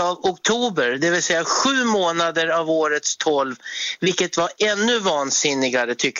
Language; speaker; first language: Swedish; native; Swedish